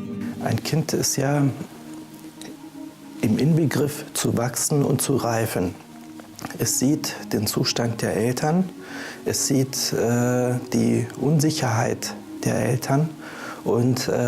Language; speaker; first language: German; native; German